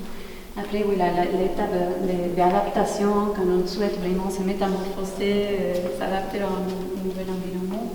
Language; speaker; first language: French; non-native, fluent; Spanish